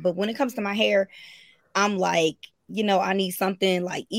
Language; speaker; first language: English; native; English